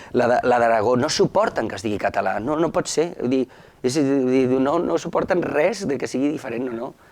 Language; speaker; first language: Catalan; native; Catalan